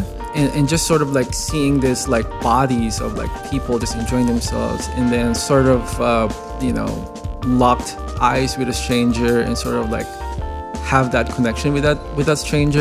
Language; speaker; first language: English; non-native, local second language; Filipino